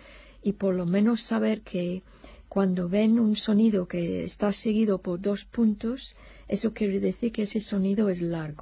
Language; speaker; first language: Spanish; non-native, fluent; English